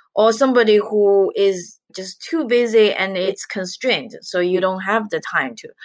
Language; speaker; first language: English; non-native, fluent; Chinese